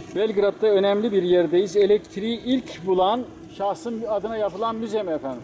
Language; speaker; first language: Turkish; native; Turkish